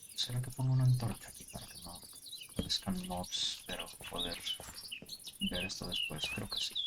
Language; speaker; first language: Spanish; early bilingual, heritage; Spanish